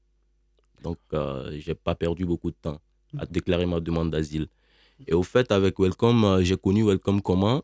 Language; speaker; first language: French; non-native, local second language; Bambara